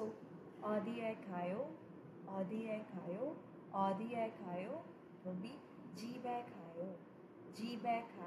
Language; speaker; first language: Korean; non-native, fluent; Cebuano